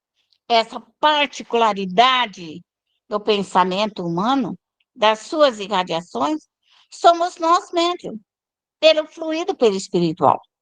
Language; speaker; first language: Portuguese; native; Portuguese